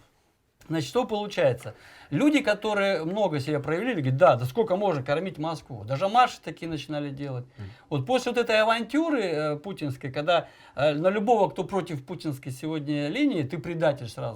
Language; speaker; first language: Russian; native; Russian